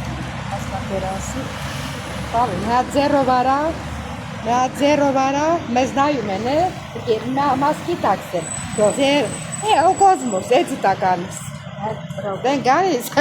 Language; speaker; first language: Greek; non-native, learner; Armenian